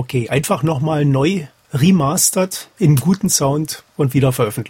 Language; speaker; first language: German; native; German